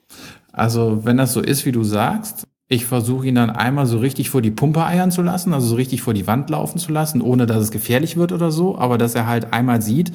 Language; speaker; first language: German; native; German